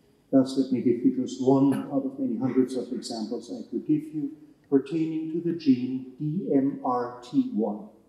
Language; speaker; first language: English; non-native, fluent; German